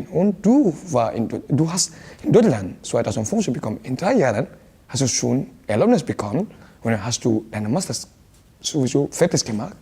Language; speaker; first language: German; non-native, learner; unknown